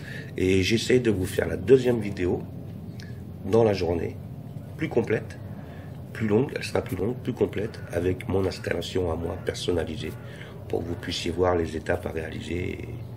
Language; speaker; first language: French; native; French